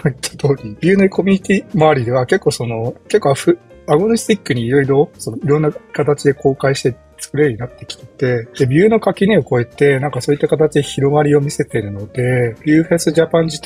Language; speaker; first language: Japanese; native; Japanese